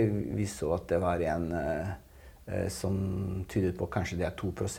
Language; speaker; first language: Norwegian; non-native, fluent; Italian